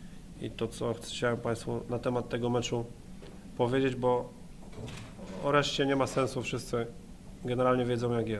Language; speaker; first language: Polish; native; Polish